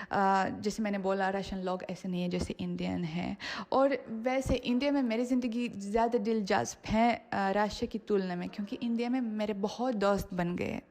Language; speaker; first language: Hindi; non-native, fluent; Russian